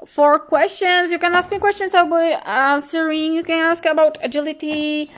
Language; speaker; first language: English; non-native, fluent; Polish